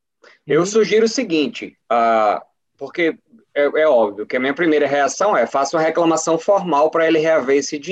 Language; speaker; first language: Portuguese; native; Portuguese